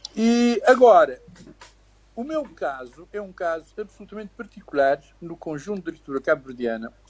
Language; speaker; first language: Portuguese; native; Portuguese